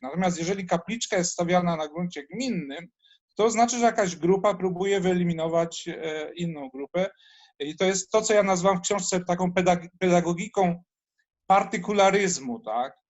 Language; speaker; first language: Polish; native; Polish